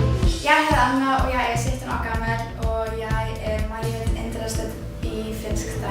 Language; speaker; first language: Danish; non-native, learner; Icelandic